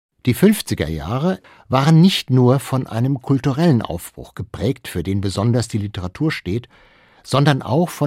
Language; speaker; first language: German; native; German